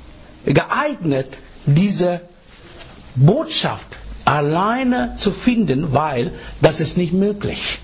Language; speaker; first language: German; non-native, fluent; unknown